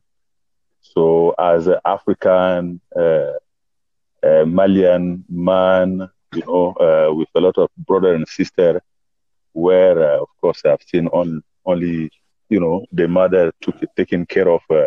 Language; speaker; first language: English; non-native, fluent; Bambara